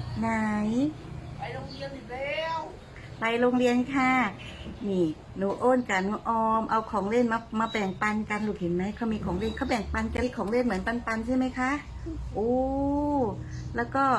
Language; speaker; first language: Thai; native; Thai